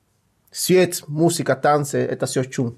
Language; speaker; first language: Russian; non-native, fluent; Spanish